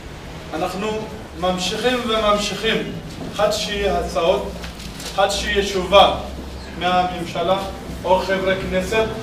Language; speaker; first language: Hebrew; non-native, learner; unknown